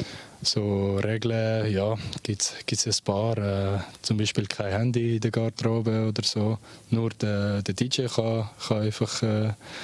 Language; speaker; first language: German; non-native, local second language; French